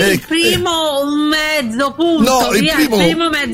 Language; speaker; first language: Italian; native; Italian